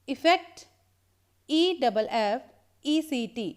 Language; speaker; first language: English; non-native, local second language; Punjabi